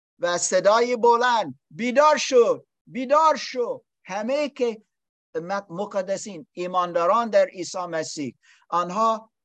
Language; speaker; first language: Persian; non-native, learner; English